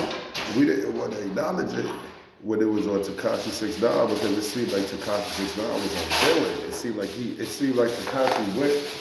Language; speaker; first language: English; native; English